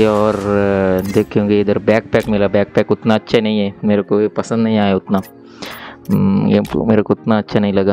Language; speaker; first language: Hindi; non-native, local second language; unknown